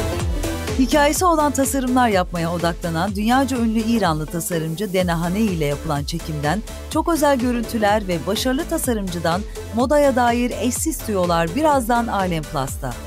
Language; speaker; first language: Turkish; native; Turkish